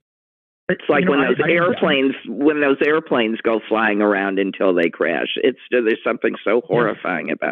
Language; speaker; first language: English; native; English